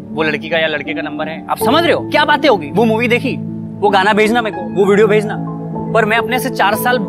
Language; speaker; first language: Hindi; native; Hindi